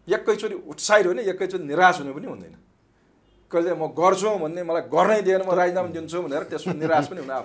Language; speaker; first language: Nepali; native; Nepali